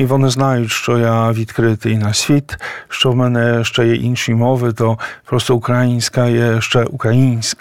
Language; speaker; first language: Ukrainian; non-native, fluent; Polish